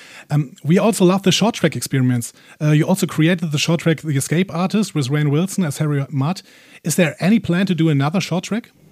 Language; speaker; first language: English; non-native, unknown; German